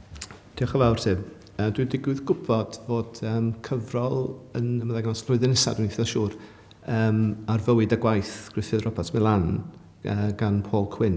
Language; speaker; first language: Welsh; native; Welsh